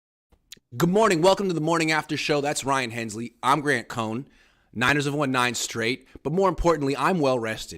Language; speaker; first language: English; native; English